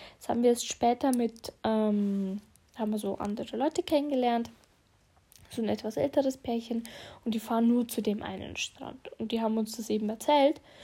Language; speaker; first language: German; early bilingual, other home language; Russian